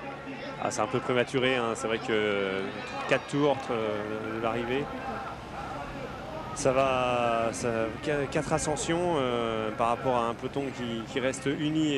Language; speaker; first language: French; native; French